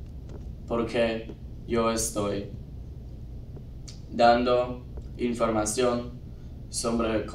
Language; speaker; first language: Spanish; non-native, learner; English